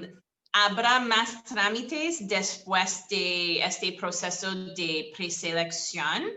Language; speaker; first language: Spanish; non-native, fluent; English